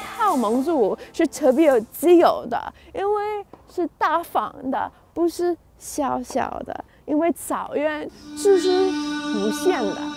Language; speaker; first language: Chinese; non-native, fluent; English